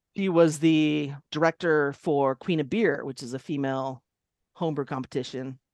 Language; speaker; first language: English; native; English